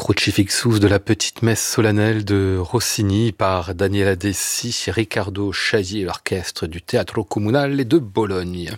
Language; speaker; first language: French; native; French